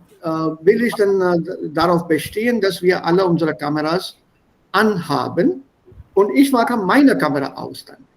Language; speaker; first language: German; non-native, fluent; Hindi